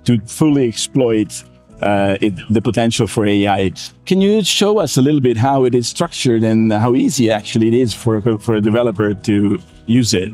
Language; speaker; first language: English; non-native, fluent; Italian